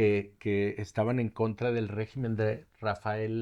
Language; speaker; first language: Spanish; native; Spanish